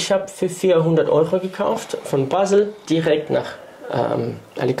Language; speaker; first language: German; non-native, fluent; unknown